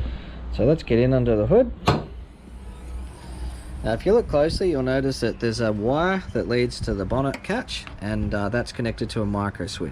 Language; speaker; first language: English; native; English